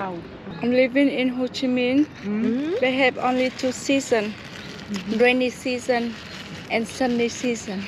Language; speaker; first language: English; non-native, learner; Vietnamese